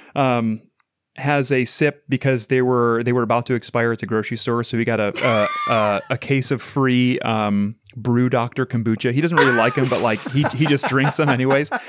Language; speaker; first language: English; native; English